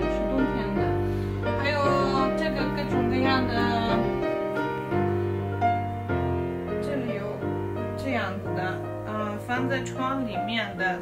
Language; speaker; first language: Chinese; non-native, fluent; Russian